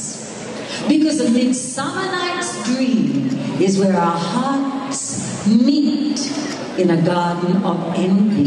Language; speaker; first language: English; native; English